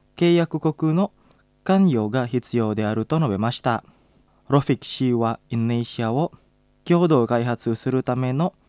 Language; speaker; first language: Japanese; non-native, fluent; Indonesian